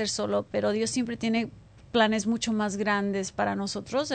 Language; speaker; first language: Spanish; early bilingual, heritage; Spanish